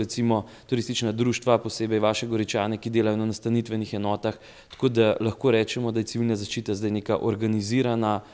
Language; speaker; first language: Slovenian; native; Slovenian